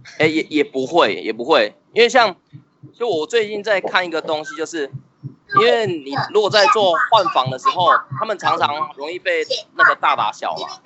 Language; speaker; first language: Chinese; native; Chinese